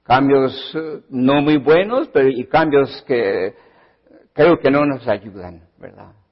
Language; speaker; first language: Spanish; early bilingual, heritage; Spanish